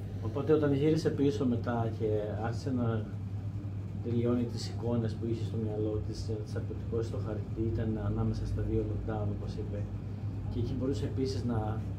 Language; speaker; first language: Greek; native; Greek